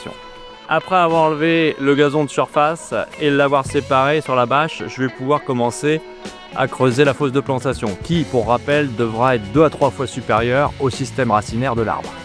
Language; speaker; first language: French; native; French